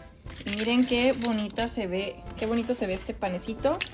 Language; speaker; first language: Spanish; native; Spanish